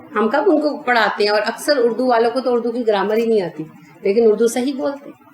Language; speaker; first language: Urdu; native; Urdu